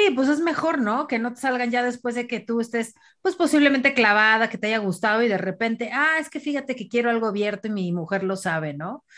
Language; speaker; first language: Spanish; native; Spanish